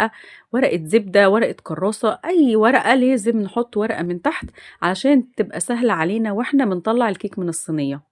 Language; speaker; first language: Arabic; native; Arabic